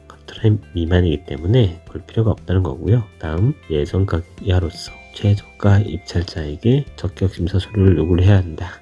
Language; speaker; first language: Korean; native; Korean